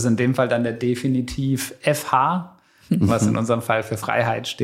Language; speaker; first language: German; native; German